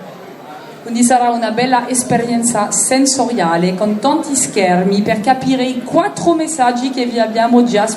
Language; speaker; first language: Italian; non-native, learner; French